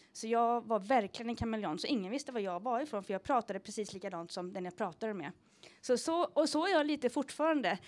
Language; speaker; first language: Swedish; native; Swedish